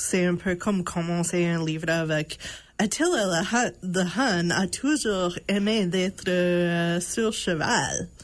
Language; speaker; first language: French; non-native, local second language; English